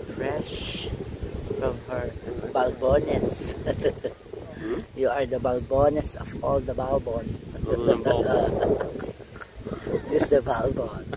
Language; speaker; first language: English; non-native, learner; Filipino